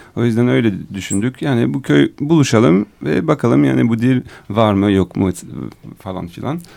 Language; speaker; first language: Turkish; non-native, learner; French